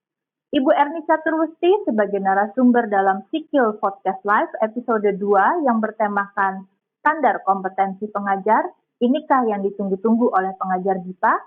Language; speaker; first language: Indonesian; native; Indonesian